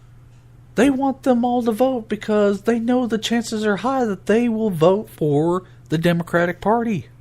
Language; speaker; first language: English; native; English